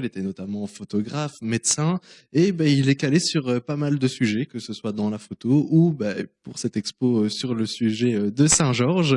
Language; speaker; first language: French; native; French